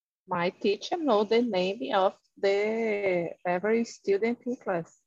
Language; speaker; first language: English; non-native, learner; Portuguese